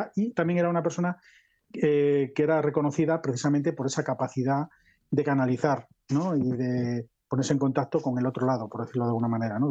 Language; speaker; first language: Spanish; native; Spanish